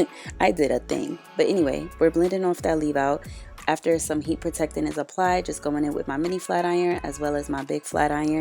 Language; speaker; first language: English; native; English